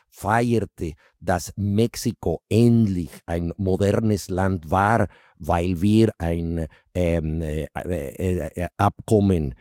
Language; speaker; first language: German; non-native, fluent; Spanish